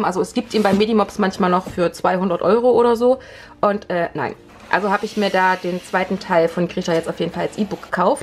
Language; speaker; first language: German; native; German